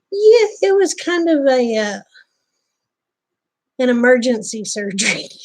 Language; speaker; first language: English; native; English